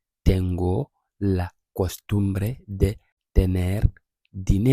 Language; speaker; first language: Spanish; non-native, local second language; Fula